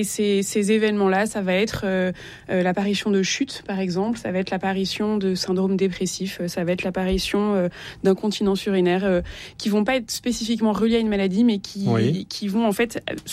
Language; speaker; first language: French; native; French